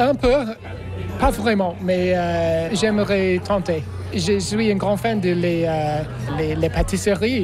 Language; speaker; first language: French; non-native, learner; English